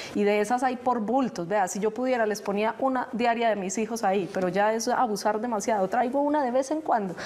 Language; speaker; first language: Spanish; native; Spanish